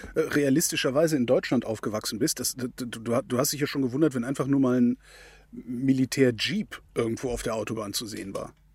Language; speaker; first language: German; native; German